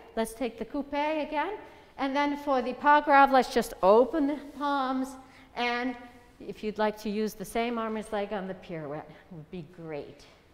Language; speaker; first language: English; native; English